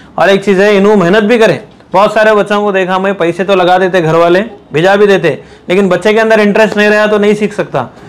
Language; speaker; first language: Hindi; native; Hindi